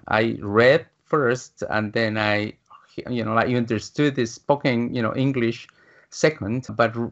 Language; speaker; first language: English; non-native, fluent; Spanish